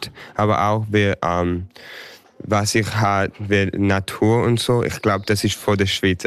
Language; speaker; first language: German; early bilingual, heritage; English